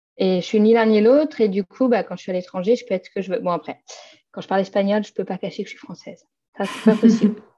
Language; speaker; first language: French; native; French